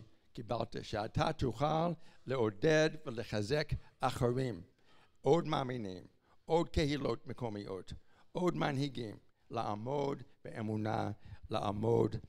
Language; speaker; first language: Hebrew; non-native, fluent; English